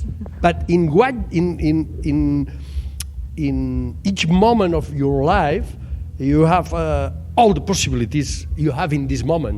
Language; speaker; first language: English; non-native, learner; Catalan